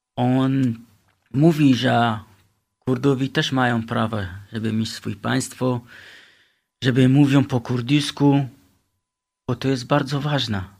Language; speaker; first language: Polish; non-native, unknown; Kurdish